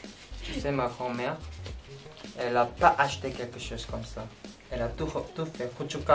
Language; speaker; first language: French; non-native, learner; Korean